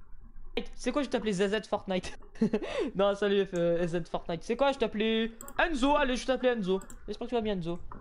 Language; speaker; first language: French; native; French